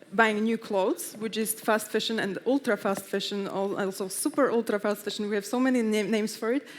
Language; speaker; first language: English; non-native, fluent; Slovak